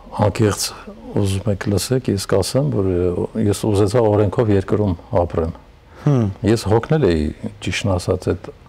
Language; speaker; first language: Armenian; native; Armenian